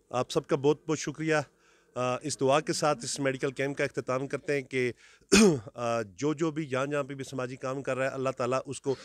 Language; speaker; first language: Urdu; non-native, local second language; Northern Hindko